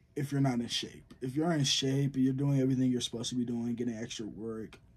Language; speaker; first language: English; native; English